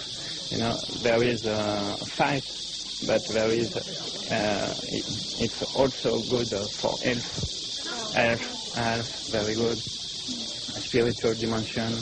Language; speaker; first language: English; non-native, learner; French